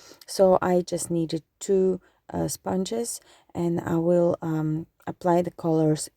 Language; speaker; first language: English; non-native, fluent; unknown